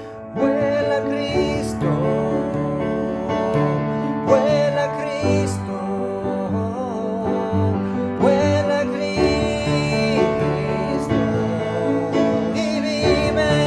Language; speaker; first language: Spanish; non-native, fluent; English